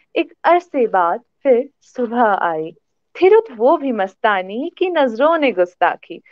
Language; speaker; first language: Hindi; native; Hindi